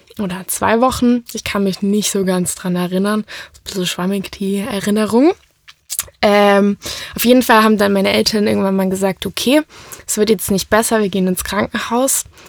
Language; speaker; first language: German; native; German